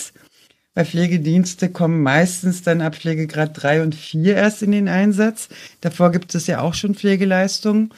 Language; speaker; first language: German; native; German